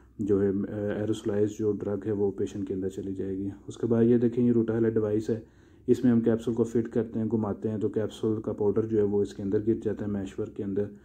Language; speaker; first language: Urdu; non-native, local second language; Punjabi